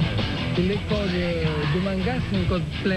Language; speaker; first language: French; non-native, fluent; Spanish